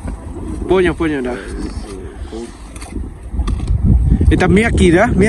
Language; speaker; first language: Russian; non-native, learner; Lao